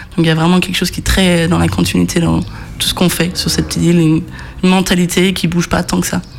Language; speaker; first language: French; non-native, fluent; Danish